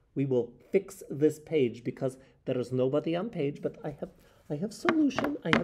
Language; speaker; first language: English; native; English